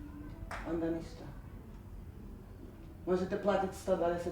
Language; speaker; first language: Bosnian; non-native, learner; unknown